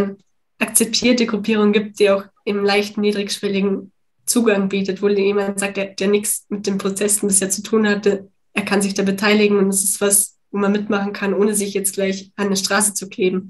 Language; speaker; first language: German; native; German